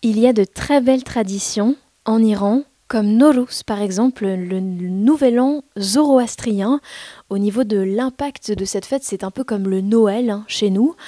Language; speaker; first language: French; native; French